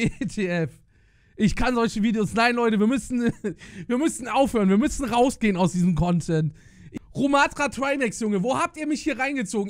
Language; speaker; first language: German; native; German